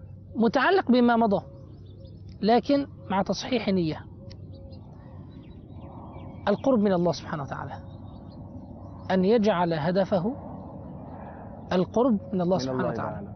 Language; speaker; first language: Arabic; native; Arabic